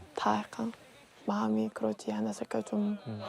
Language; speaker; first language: Korean; non-native, fluent; Mongolian